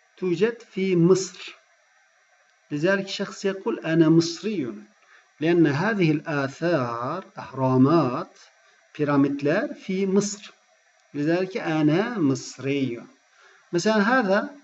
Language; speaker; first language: Arabic; non-native, fluent; Turkish